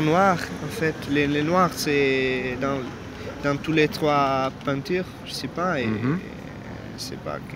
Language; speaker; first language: French; non-native, learner; Italian